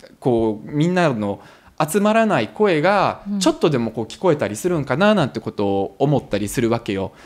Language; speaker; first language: Japanese; early bilingual, other home language; Russian